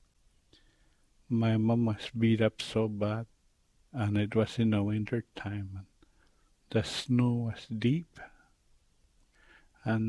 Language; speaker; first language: English; non-native, fluent; Cree